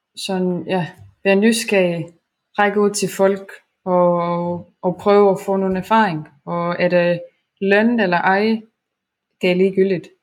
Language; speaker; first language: Danish; non-native, fluent; Estonian